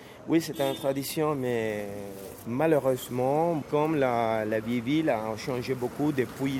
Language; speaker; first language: French; non-native, fluent; Spanish